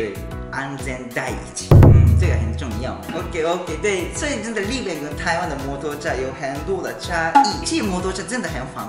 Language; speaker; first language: Chinese; non-native, fluent; Japanese